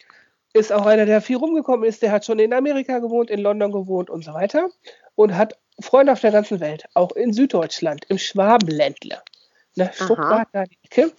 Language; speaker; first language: German; native; German